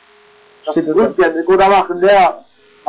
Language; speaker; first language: German; non-native, local second language; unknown